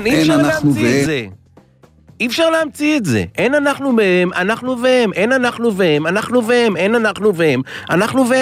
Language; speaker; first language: Hebrew; native; Hebrew